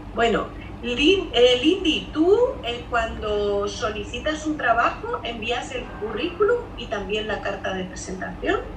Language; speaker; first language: Spanish; native; Spanish